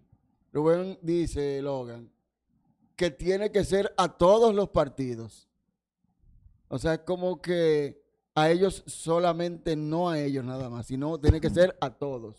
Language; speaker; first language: Spanish; native; Spanish